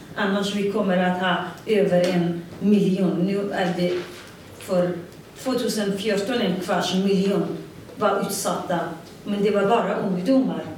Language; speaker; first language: Swedish; non-native, fluent; Kurdish